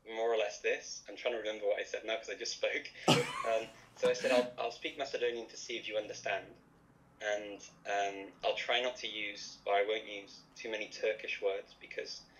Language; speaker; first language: English; native; English